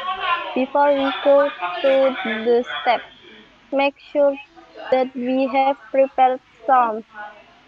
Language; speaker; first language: English; non-native, learner; Indonesian